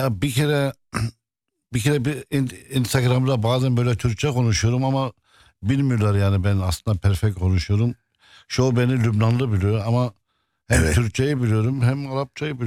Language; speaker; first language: Turkish; non-native, local second language; Arabic